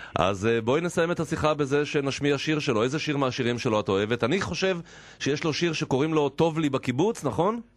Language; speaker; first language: Hebrew; native; Hebrew